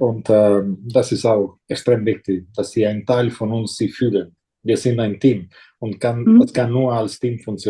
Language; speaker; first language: German; non-native, fluent; Italian